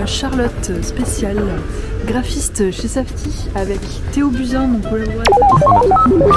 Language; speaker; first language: French; native; French